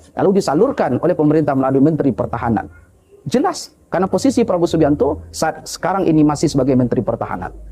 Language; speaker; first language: Indonesian; non-native, local second language; Minangkabau